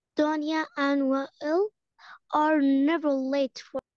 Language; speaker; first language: English; non-native, learner; Arabic